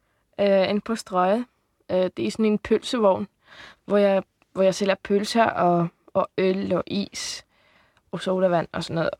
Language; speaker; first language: Danish; early bilingual, heritage; Icelandic